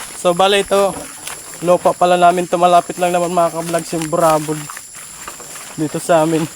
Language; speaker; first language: Filipino; non-native, local second language; Waray